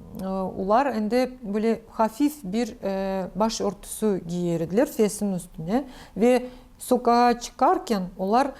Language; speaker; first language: Turkish; non-native, learner; Crimean Tatar